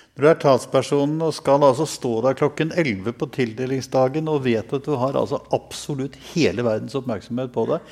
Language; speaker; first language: Norwegian; native; Norwegian